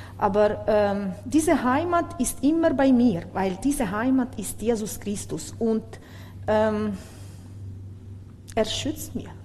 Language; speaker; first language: German; non-native, learner; Ukrainian